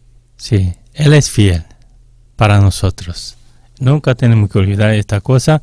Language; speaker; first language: Spanish; non-native, fluent; Korean